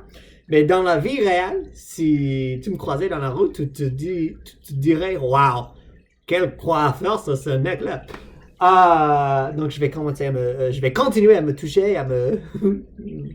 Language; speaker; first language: French; non-native, fluent; English